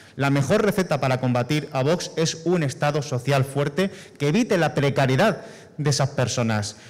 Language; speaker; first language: Spanish; native; Spanish